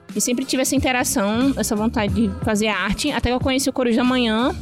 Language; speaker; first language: Portuguese; native; Portuguese